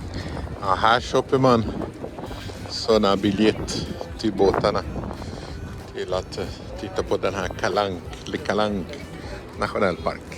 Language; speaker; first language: Swedish; non-native, fluent; Portuguese